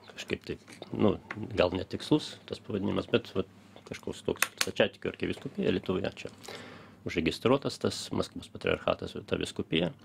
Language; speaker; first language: Lithuanian; early bilingual, heritage; Lithuanian